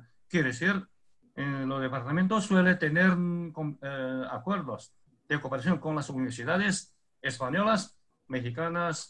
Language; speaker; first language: Spanish; non-native, fluent; Chinese